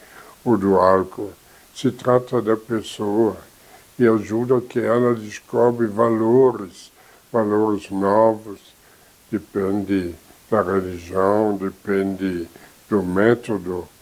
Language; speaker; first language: Portuguese; non-native, fluent; German